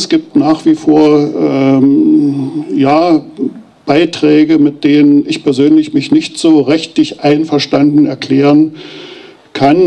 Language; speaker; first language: German; native; German